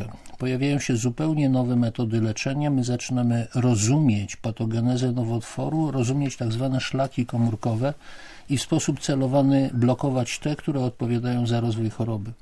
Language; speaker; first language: Polish; native; Polish